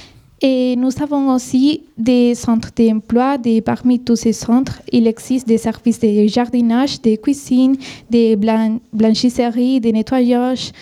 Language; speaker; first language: French; non-native, fluent; Spanish